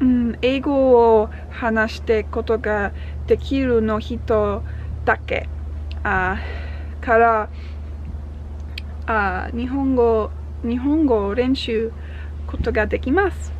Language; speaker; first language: Japanese; non-native, learner; English